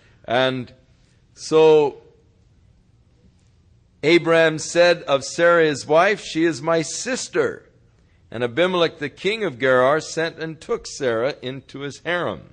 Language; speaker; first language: English; native; English